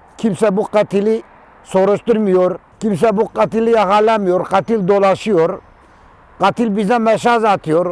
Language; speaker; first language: Turkish; non-native, local second language; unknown